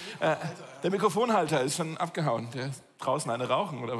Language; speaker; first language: German; native; German